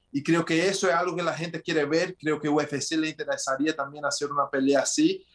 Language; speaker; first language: Spanish; early bilingual, heritage; Spanish